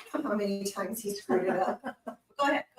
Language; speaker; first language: English; native; English